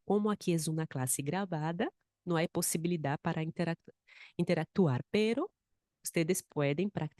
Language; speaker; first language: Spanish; non-native, fluent; Portuguese